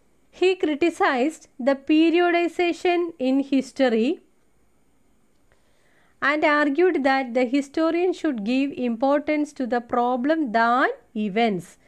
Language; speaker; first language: English; non-native, local second language; Malayalam